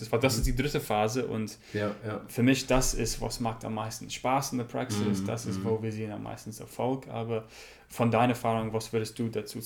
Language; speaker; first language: German; non-native, learner; English